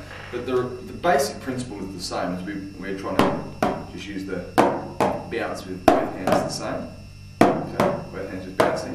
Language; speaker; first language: English; native; English